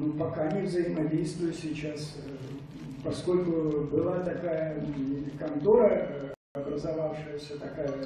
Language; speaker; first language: Russian; native; Russian